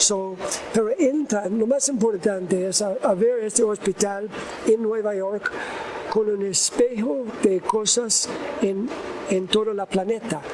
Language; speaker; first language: Spanish; non-native, learner; English